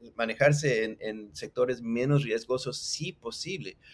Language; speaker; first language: Spanish; non-native, local second language; English